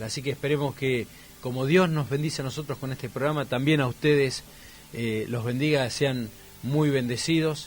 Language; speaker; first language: Spanish; native; Spanish